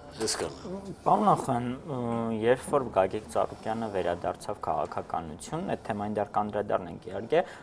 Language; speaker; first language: Armenian; native; Armenian